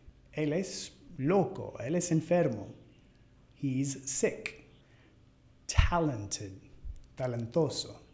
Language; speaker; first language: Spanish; non-native, fluent; English